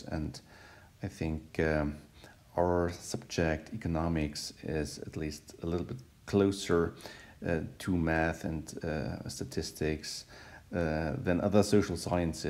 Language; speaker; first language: English; non-native, fluent; German